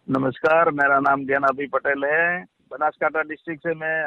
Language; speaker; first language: Hindi; non-native, local second language; Gujarati